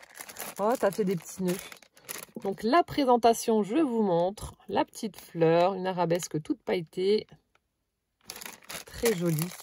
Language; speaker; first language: French; native; French